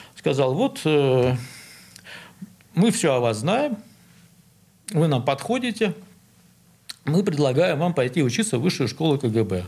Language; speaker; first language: Russian; native; Russian